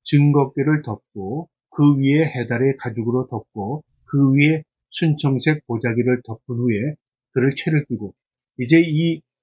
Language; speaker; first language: Korean; native; Korean